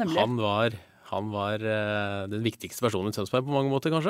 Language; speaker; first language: Norwegian; native; Norwegian